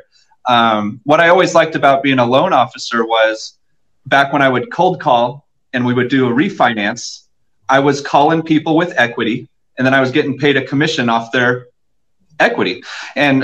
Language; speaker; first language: English; native; English